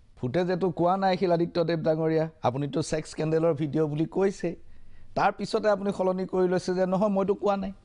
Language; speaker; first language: Assamese; native; Assamese